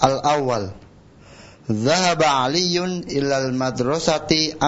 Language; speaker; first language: Arabic; non-native, learner; Indonesian